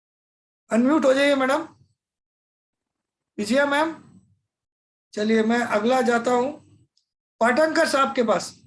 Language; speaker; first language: Hindi; native; Hindi